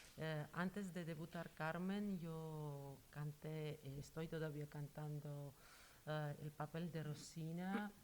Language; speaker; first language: Spanish; non-native, fluent; Georgian